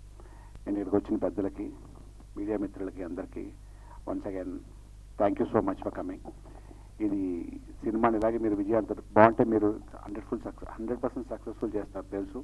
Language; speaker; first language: Telugu; native; Telugu